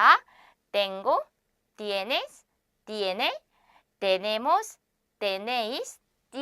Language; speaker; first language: Spanish; non-native, fluent; Korean